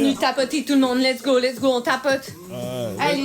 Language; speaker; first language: French; native; French